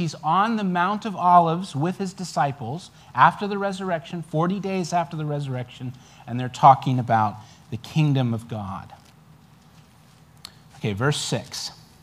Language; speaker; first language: English; native; English